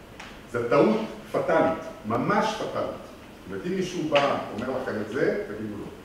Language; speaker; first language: Hebrew; non-native, fluent; French